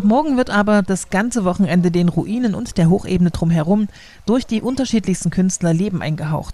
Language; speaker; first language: German; native; German